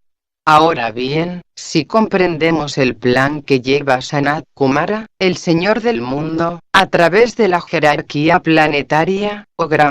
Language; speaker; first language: Spanish; native; Spanish